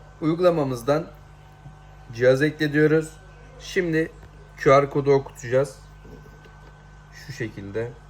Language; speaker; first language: Turkish; native; Turkish